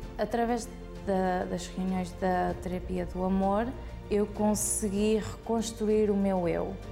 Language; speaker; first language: Portuguese; early bilingual, heritage; Portuguese